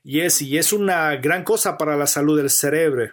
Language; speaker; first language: Spanish; native; Spanish